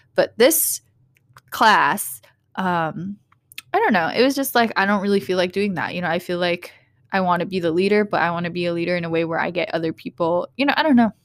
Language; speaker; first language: English; early bilingual, other home language; Vietnamese